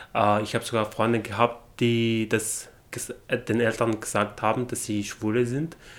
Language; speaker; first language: German; non-native, fluent; Arabic